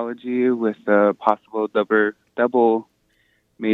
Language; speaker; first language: English; native; English